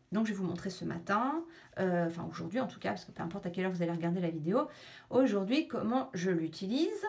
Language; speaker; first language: French; native; French